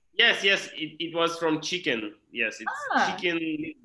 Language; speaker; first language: English; non-native, learner; Russian